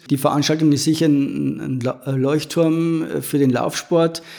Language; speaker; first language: German; native; German